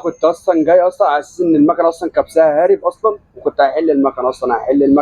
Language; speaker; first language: Arabic; native; Arabic